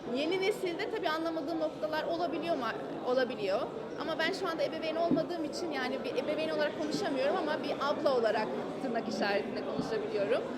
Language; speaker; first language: Turkish; early bilingual, heritage; German